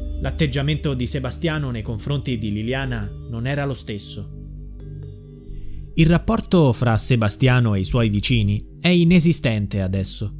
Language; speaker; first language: Italian; native; Italian